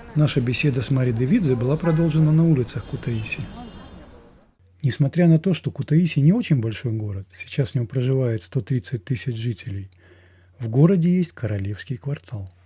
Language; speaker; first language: Russian; native; Russian